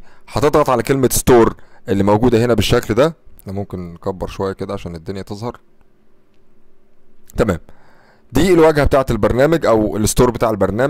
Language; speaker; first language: Arabic; native; Arabic